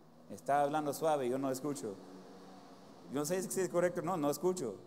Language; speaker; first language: Spanish; non-native, fluent; English